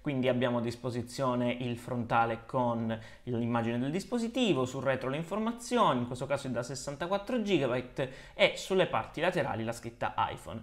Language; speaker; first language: Italian; native; Italian